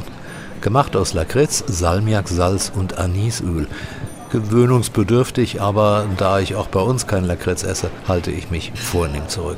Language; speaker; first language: German; native; German